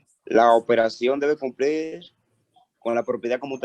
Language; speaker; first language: Spanish; native; Spanish